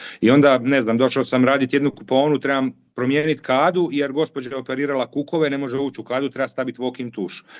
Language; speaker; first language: Bosnian; native; Bosnian